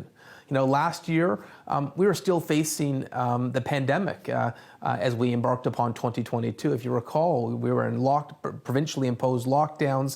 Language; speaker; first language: English; native; English